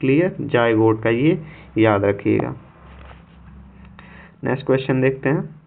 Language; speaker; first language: Hindi; native; Hindi